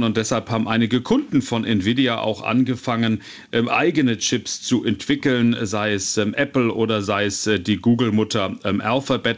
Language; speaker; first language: German; native; German